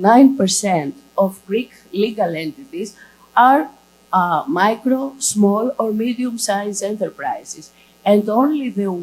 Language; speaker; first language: English; non-native, fluent; Greek